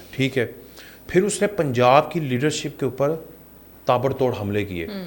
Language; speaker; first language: Urdu; non-native, local second language; Punjabi